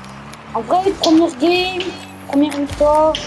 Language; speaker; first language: French; native; French